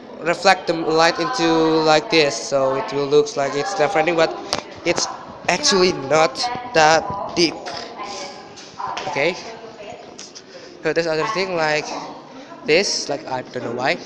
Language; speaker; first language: English; non-native, learner; Indonesian